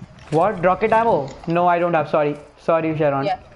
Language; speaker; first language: English; non-native, local second language; Hindi